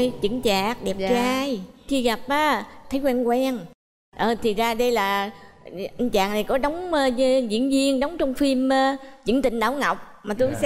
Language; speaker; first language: Vietnamese; native; Vietnamese